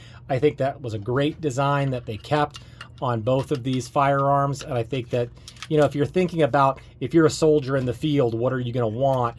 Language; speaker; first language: English; native; English